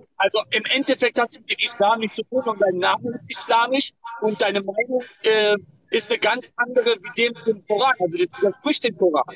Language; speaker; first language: German; non-native, fluent; Persian